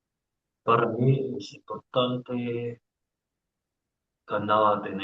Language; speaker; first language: Spanish; non-native, learner; English